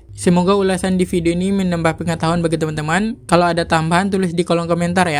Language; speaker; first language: Indonesian; native; Indonesian